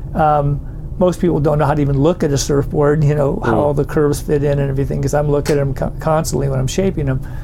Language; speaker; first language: English; native; English